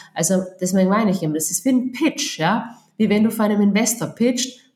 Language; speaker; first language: German; native; German